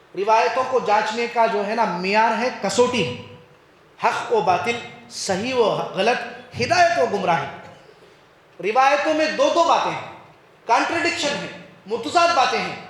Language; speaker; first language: Urdu; native; Urdu